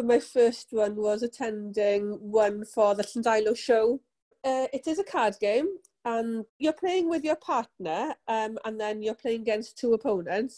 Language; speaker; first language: English; native; English